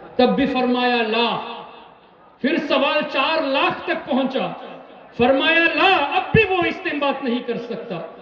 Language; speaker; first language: Urdu; non-native, local second language; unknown